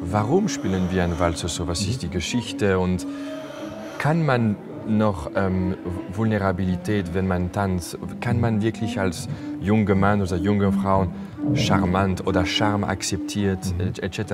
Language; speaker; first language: German; non-native, fluent; French